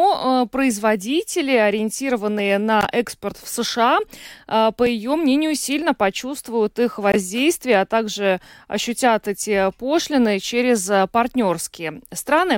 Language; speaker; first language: Russian; native; Russian